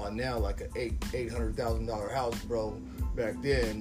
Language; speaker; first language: English; native; English